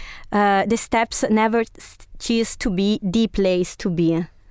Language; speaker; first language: English; non-native, fluent; Italian